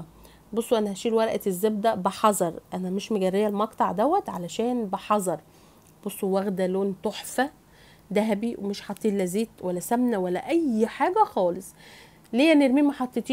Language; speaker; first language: Arabic; native; Arabic